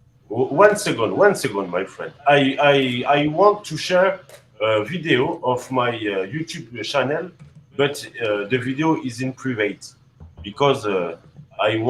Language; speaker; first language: English; non-native, learner; French